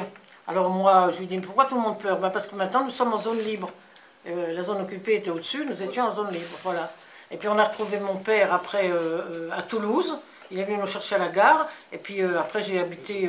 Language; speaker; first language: French; native; French